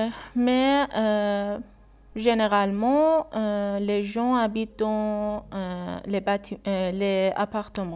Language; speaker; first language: French; non-native, learner; Persian